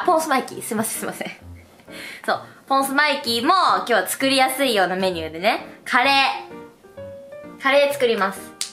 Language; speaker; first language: Japanese; native; Japanese